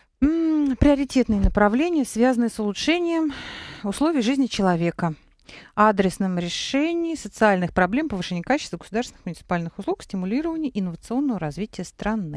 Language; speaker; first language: Russian; native; Russian